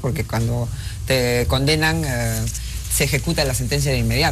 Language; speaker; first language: Spanish; native; Spanish